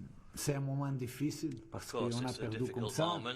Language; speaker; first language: French; non-native, fluent; Portuguese